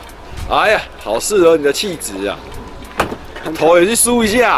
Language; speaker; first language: Chinese; native; Chinese